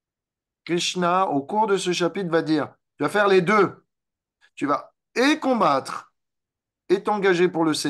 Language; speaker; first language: French; native; French